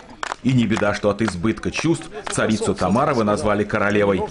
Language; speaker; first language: Russian; native; Russian